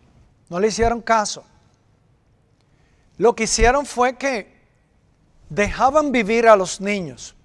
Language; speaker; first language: Spanish; native; Spanish